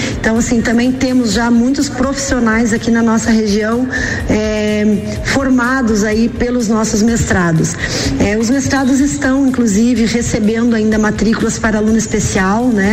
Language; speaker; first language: Portuguese; native; Portuguese